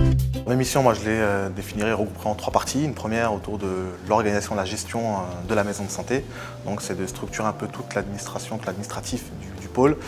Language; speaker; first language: French; native; French